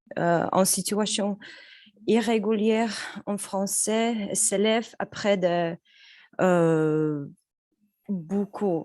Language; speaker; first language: French; non-native, learner; Polish